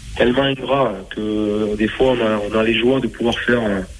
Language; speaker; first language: French; native; French